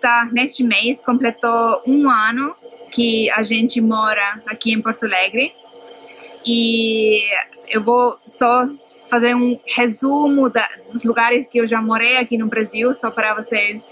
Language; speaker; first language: Portuguese; non-native, fluent; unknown